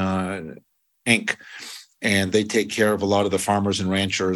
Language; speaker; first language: English; native; English